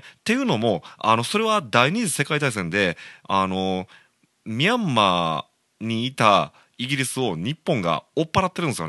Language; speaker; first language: Japanese; native; Japanese